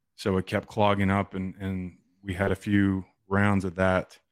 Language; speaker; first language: English; native; English